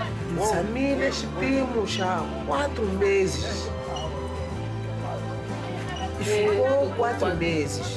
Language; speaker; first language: Portuguese; non-native, local second language; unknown